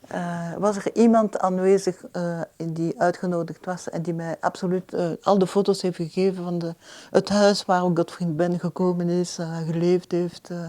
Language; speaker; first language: Dutch; non-native, local second language; French